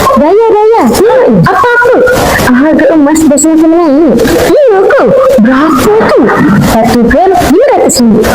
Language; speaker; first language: Malay; native; Malay